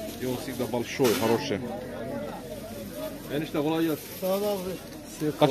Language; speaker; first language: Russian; non-native, learner; Turkish